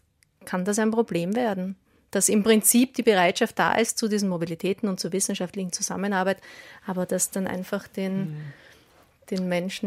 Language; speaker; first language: German; native; German